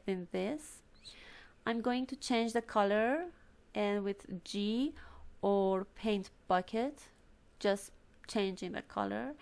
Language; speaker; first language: English; non-native, fluent; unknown